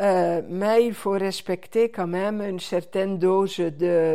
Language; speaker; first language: French; non-native, fluent; Dutch